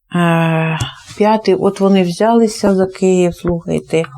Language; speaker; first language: Ukrainian; non-native, local second language; Russian